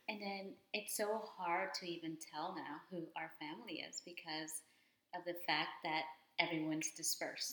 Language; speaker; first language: English; early bilingual, other home language; Spanish